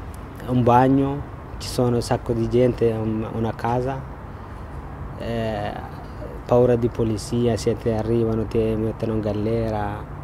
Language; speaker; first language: Italian; non-native, learner; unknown